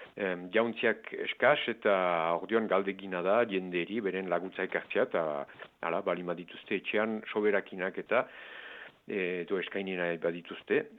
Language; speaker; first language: Basque; native; Basque